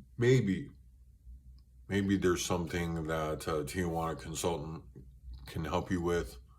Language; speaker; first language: English; native; English